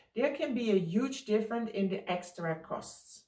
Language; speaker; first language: English; non-native, fluent; Dutch